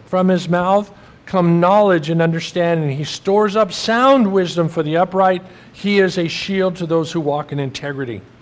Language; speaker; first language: English; native; English